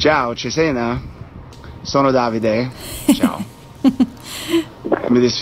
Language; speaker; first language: Italian; non-native, learner; English